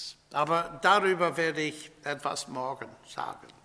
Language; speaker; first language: German; non-native, fluent; English